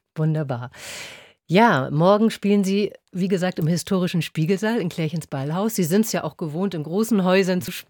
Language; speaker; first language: German; native; German